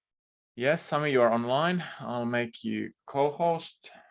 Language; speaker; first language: English; non-native, fluent; Finnish